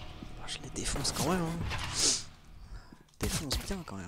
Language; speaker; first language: French; native; French